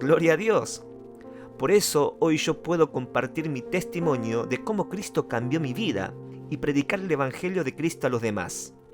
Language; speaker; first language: Spanish; non-native, fluent; Korean